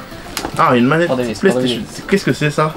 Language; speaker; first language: French; native; French